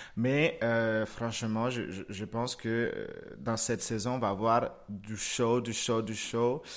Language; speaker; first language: French; non-native, fluent; Spanish